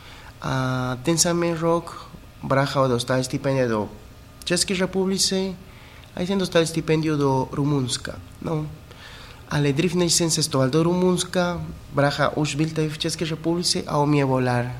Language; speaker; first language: Czech; non-native, fluent; Spanish